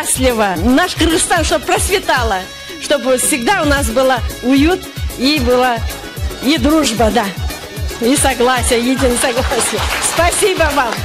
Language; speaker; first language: Russian; non-native, local second language; Kyrgyz